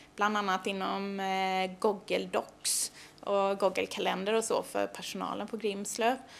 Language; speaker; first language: Swedish; native; Swedish